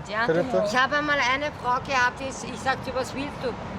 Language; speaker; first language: German; native; German